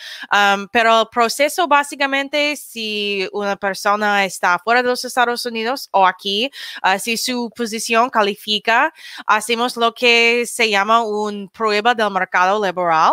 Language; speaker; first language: Spanish; non-native, learner; English